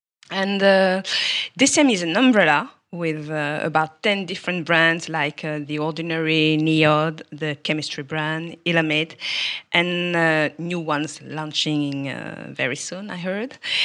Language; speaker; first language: English; non-native, fluent; French